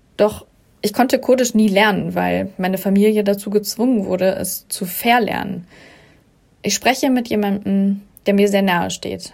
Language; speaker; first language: German; native; German